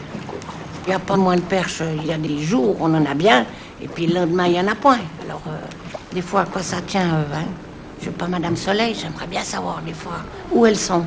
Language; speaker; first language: French; native; French